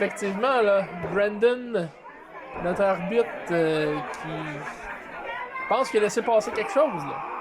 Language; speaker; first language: French; native; French